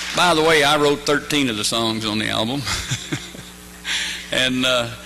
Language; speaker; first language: English; native; English